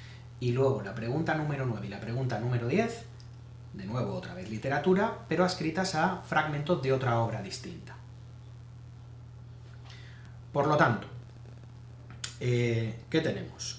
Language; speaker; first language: Spanish; native; Spanish